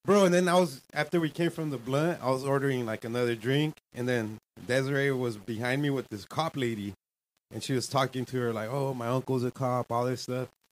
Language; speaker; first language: English; early bilingual, other home language; Spanish